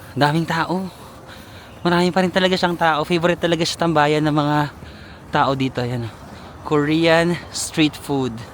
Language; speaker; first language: Filipino; native; Filipino